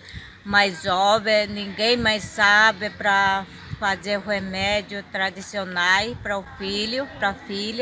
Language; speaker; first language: Portuguese; non-native, local second language; Guarani